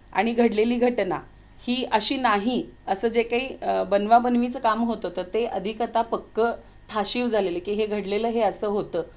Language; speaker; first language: Marathi; native; Marathi